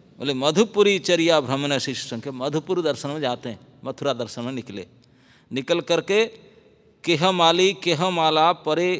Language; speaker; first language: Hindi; non-native, local second language; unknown